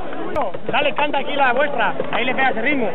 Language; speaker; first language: Spanish; native; Spanish